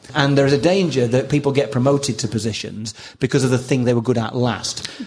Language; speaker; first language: English; native; English